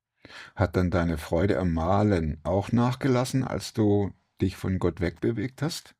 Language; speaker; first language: German; native; German